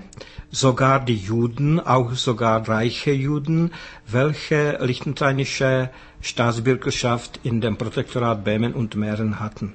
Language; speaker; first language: German; non-native, fluent; Czech